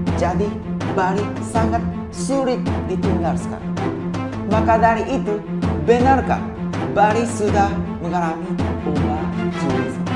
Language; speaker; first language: Indonesian; non-native, fluent; Japanese